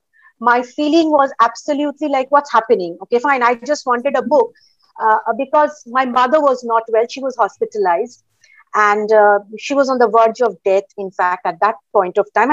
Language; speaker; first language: English; non-native, local second language; Bangla